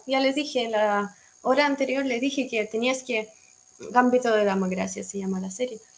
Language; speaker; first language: Spanish; non-native, fluent; Russian